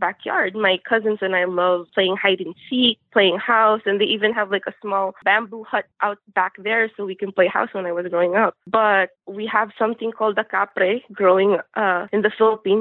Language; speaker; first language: English; non-native, local second language; Filipino